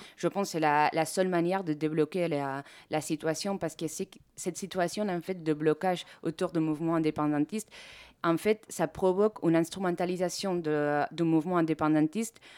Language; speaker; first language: French; non-native, fluent; Spanish